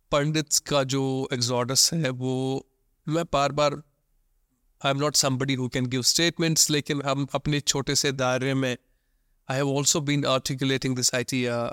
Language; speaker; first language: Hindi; non-native, local second language; Kashmiri